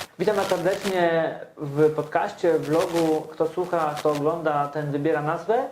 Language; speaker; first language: Polish; native; Polish